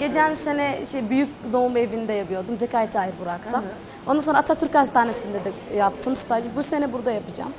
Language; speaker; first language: Turkish; non-native, fluent; Somali